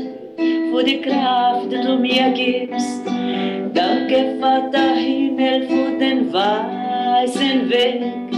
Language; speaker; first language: German; non-native, fluent; Portuguese